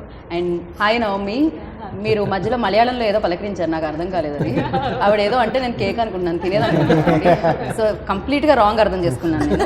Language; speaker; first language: Telugu; native; Telugu